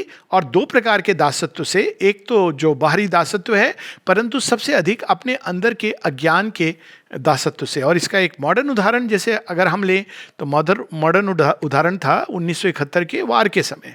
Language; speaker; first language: Hindi; native; Hindi